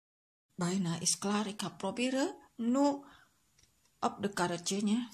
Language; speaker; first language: Dutch; non-native, learner; Indonesian